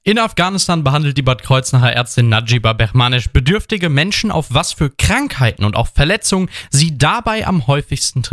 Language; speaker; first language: German; native; German